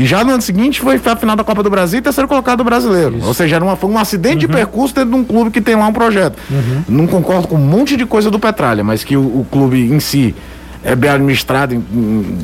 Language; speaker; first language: Portuguese; native; Portuguese